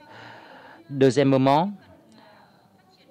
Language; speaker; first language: French; non-native, fluent; Vietnamese